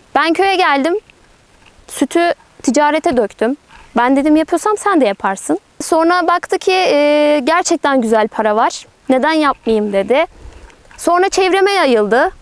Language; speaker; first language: Turkish; native; Turkish